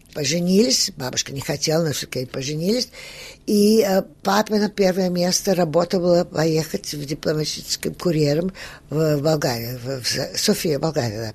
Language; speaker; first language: Russian; early bilingual, heritage; Russian